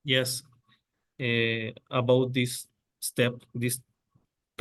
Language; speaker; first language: English; non-native, learner; Spanish